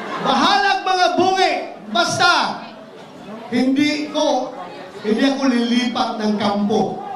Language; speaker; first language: Filipino; non-native, local second language; Cebuano